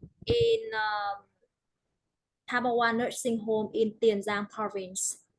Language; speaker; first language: English; non-native, learner; Vietnamese